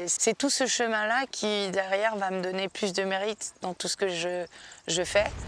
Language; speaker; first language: French; native; French